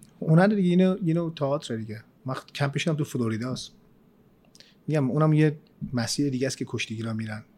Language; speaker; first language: Persian; early bilingual, other home language; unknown